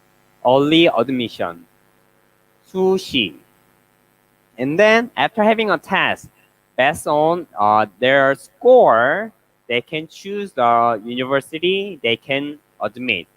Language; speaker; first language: English; non-native, learner; Korean